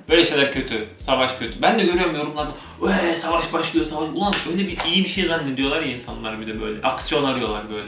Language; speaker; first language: Turkish; native; Turkish